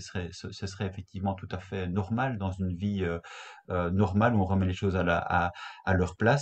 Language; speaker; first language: French; native; French